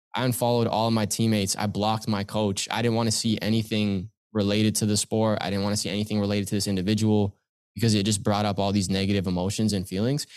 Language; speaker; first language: English; native; English